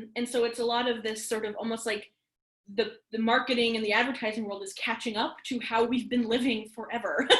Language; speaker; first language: English; native; English